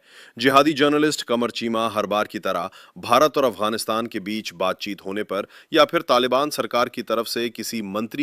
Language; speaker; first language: Hindi; native; Hindi